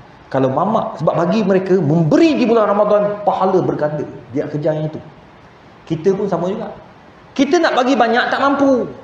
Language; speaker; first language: Malay; native; Malay